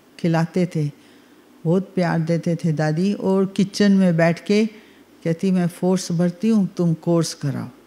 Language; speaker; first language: Hindi; native; Hindi